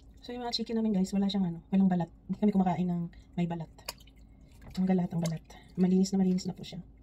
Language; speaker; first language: Filipino; non-native, local second language; Cebuano